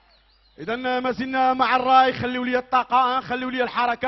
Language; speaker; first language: Arabic; native; Arabic